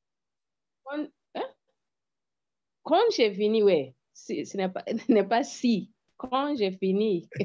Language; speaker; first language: French; non-native, learner; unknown